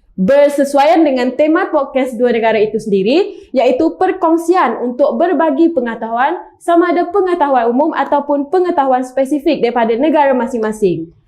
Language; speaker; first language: Malay; native; Malay